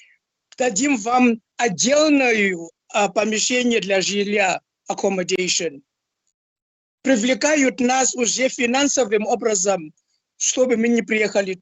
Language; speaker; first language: Russian; non-native, fluent; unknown